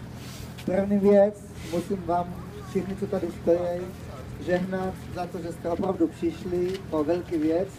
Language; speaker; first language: Czech; early bilingual, heritage; Czech